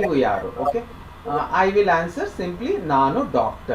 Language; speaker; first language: Kannada; non-native, fluent; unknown